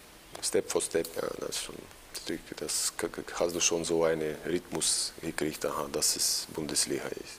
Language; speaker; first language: German; non-native, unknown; Russian